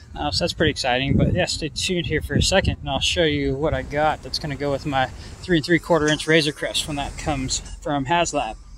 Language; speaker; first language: English; native; English